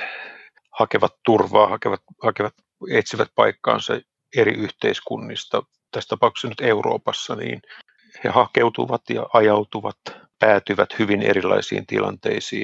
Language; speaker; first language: Finnish; native; Finnish